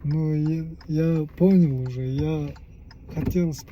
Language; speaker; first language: Russian; non-native, learner; Kyrgyz